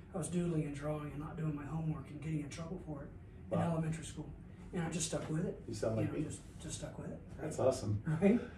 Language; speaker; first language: English; native; English